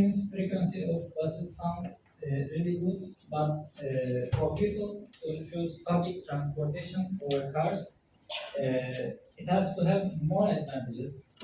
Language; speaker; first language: English; non-native, fluent; Turkish